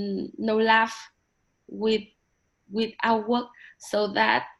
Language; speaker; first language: English; non-native, learner; Vietnamese